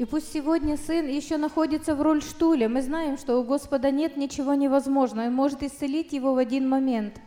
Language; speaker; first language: Russian; native; Russian